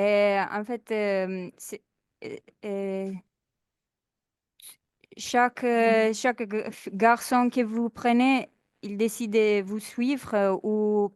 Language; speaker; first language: French; non-native, fluent; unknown